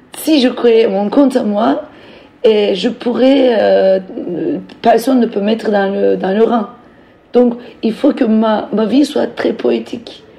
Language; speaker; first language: French; non-native, fluent; Turkish